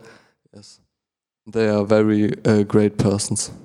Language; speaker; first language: English; non-native, learner; German